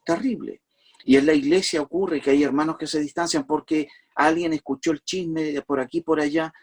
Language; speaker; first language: Spanish; native; Spanish